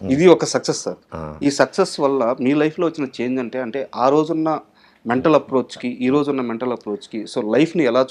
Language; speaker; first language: Telugu; native; Telugu